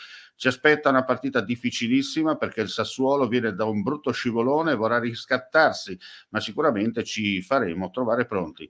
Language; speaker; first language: Italian; native; Italian